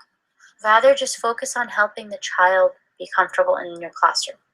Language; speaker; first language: English; native; English